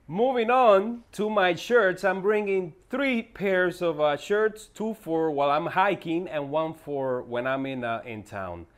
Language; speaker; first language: English; native; English